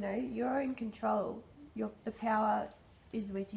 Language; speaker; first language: English; native; English